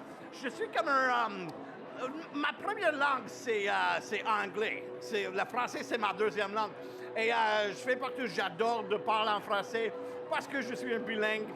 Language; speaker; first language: French; non-native, local second language; English